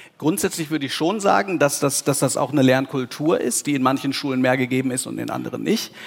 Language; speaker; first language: German; native; German